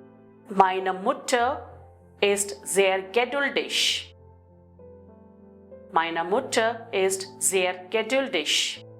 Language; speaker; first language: German; non-native, fluent; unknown